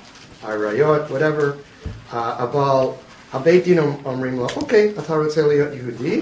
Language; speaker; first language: Hebrew; non-native, fluent; English